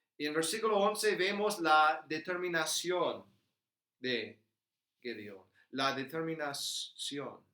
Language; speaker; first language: Spanish; non-native, fluent; English